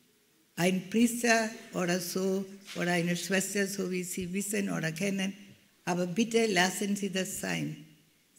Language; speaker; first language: German; non-native, fluent; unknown